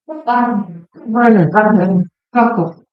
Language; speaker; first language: Russian; non-native, local second language; Kazakh